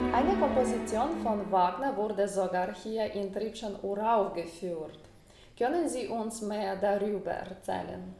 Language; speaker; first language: German; non-native, fluent; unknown